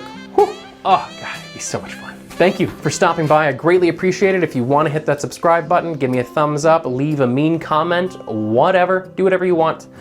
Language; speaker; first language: English; native; English